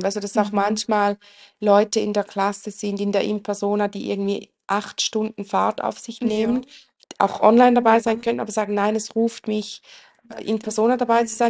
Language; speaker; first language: German; native; German